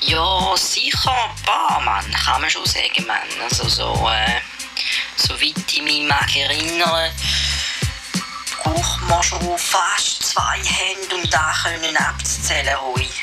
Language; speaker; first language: German; native; German